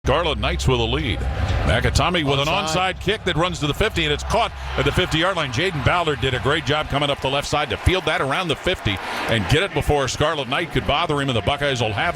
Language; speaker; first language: English; native; English